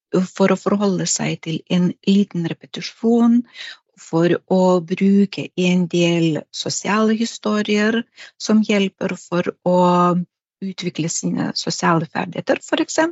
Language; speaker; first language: Norwegian; non-native, fluent; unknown